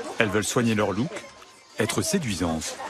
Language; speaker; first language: French; native; French